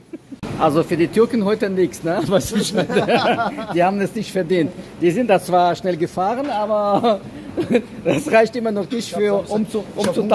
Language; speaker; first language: German; non-native, fluent; Russian